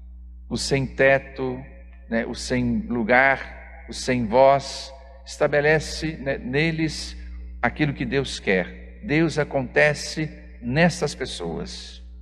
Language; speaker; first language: Portuguese; native; Portuguese